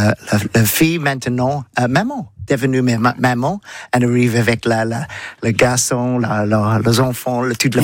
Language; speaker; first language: French; non-native, learner; English